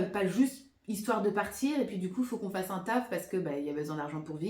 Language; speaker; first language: French; native; French